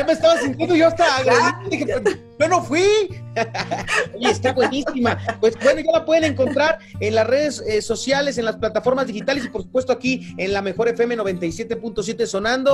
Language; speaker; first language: Spanish; native; Spanish